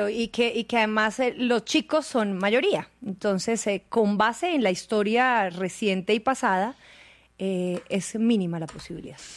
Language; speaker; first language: Spanish; native; Spanish